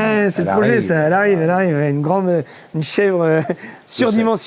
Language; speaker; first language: French; native; French